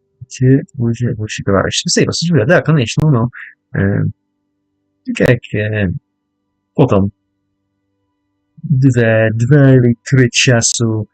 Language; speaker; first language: Russian; non-native, learner; English